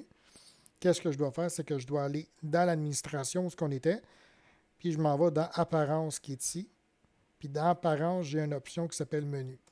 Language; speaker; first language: French; native; French